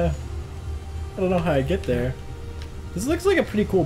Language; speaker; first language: English; native; English